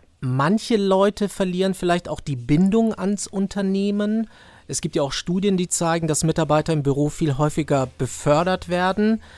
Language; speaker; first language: German; native; German